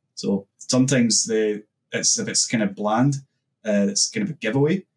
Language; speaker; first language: English; native; English